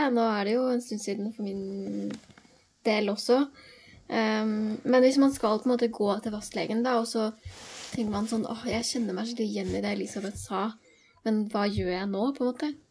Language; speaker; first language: Norwegian; native; Norwegian